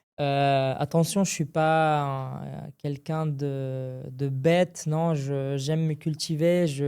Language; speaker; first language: French; non-native, fluent; Arabic